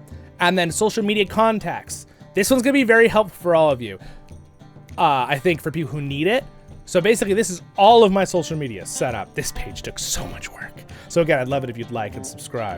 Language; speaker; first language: English; native; English